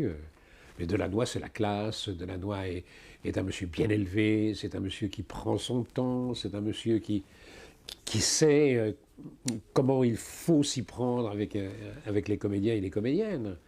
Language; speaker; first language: French; native; French